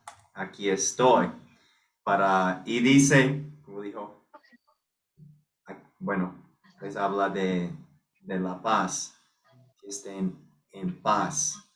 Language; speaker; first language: Spanish; non-native, fluent; English